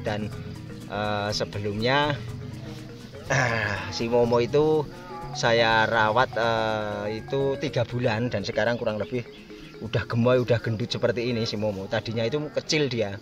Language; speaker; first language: Indonesian; non-native, local second language; Javanese